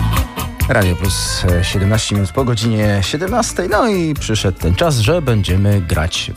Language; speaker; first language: Polish; native; Polish